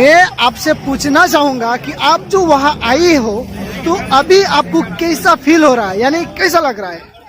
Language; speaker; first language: Hindi; non-native, local second language; Assamese